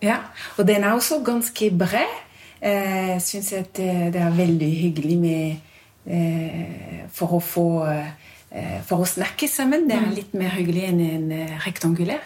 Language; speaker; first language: Norwegian; non-native, fluent; French